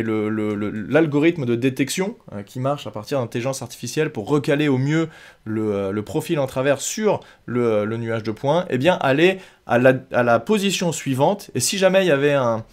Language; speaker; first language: French; native; French